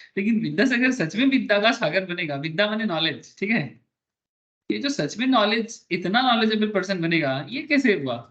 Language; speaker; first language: Hindi; non-native, local second language; Bangla